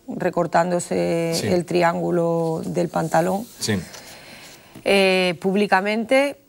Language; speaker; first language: Spanish; native; Spanish